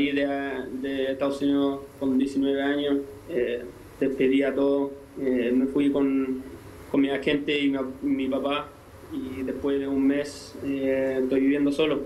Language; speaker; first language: Spanish; native; Spanish